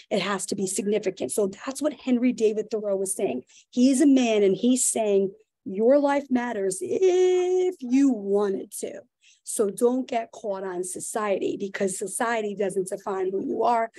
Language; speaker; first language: English; native; English